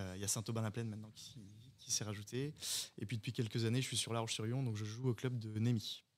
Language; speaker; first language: French; native; French